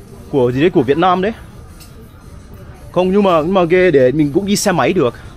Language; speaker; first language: Vietnamese; early bilingual, heritage; Vietnamese